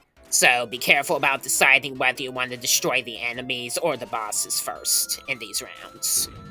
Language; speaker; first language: English; native; English